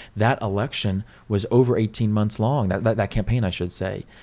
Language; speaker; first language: English; native; English